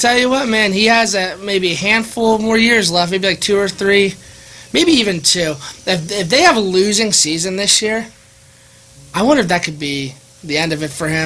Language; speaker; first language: English; native; English